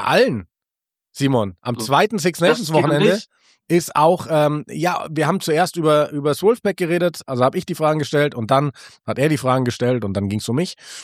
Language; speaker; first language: German; native; German